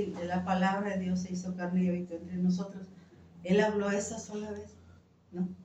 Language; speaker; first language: Spanish; native; Spanish